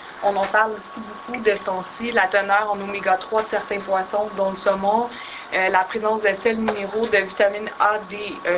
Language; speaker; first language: French; native; French